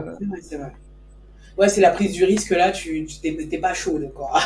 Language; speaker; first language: French; native; French